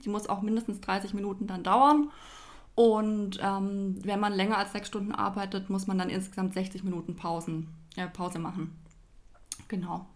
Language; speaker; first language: German; native; German